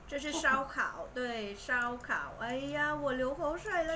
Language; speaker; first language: Chinese; non-native, fluent; Vietnamese